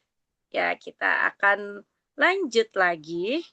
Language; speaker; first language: Indonesian; native; Indonesian